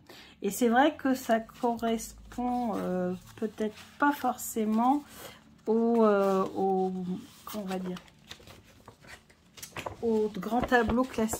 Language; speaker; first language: French; native; French